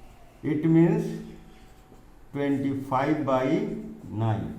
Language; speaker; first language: English; non-native, local second language; Hindi